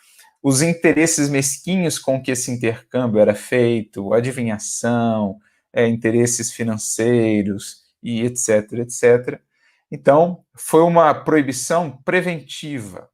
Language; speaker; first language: Portuguese; native; Portuguese